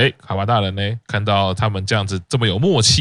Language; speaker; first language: Chinese; native; Chinese